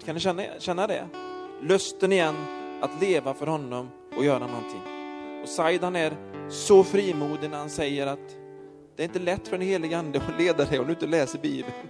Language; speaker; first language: Swedish; native; Swedish